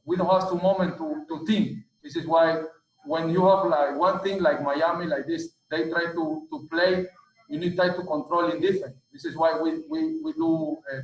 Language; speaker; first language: English; non-native, learner; Spanish